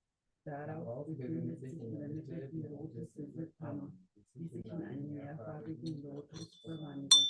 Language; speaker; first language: German; native; German